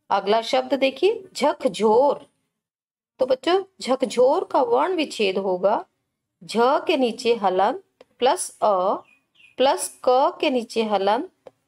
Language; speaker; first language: Hindi; native; Hindi